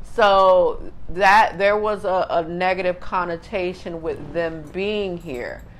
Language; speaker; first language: English; native; English